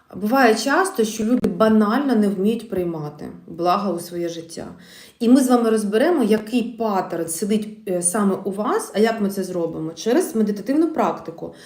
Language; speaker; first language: Ukrainian; non-native, local second language; Russian